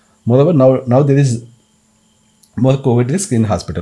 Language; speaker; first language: English; non-native, local second language; Telugu